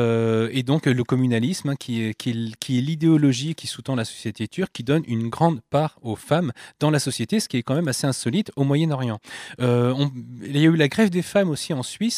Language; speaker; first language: French; native; French